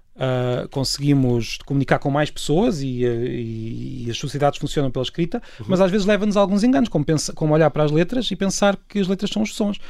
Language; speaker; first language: Portuguese; native; Portuguese